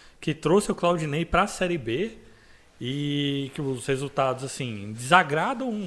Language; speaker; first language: Portuguese; native; Portuguese